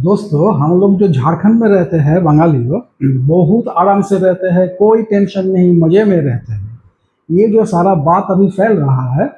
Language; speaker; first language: Hindi; non-native, local second language; Bangla